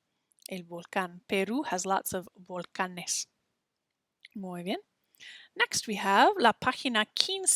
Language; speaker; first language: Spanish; non-native, fluent; English